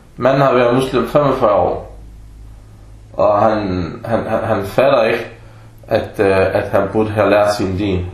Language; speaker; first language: Danish; non-native, fluent; Arabic